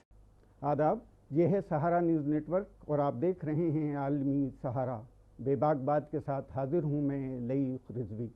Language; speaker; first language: Urdu; native; Urdu